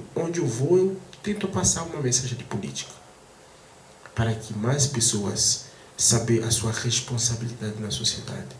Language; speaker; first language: Portuguese; non-native, fluent; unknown